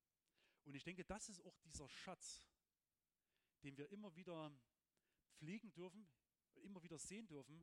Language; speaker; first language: German; native; German